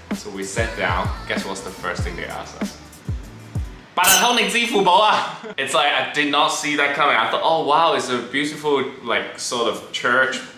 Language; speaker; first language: English; non-native, local second language; Cantonese